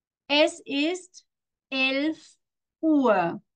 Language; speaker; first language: German; non-native, fluent; Spanish